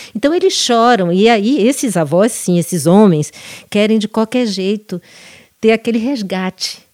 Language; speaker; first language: Portuguese; native; Portuguese